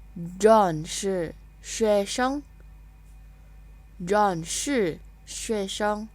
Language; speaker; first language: Chinese; non-native, learner; Indonesian